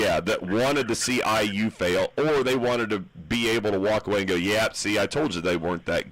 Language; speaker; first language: English; native; English